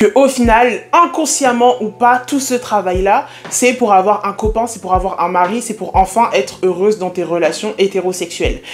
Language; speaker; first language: French; early bilingual, other home language; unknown